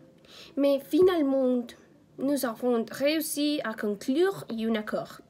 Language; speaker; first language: French; non-native, learner; Spanish